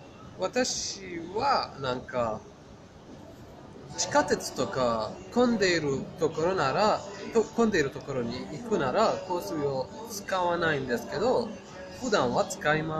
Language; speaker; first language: Japanese; non-native, fluent; Persian